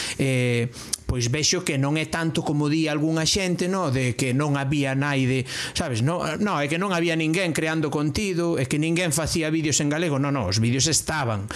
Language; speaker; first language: Galician; non-native, local second language; Spanish